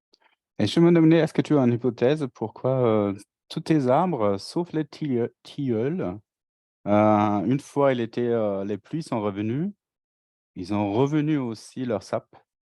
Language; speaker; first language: French; non-native, fluent; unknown